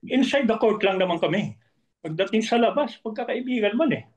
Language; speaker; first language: Filipino; non-native, local second language; Bikol